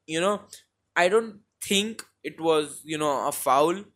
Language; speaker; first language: English; non-native, local second language; Hindi